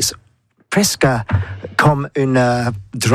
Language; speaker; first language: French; non-native, learner; English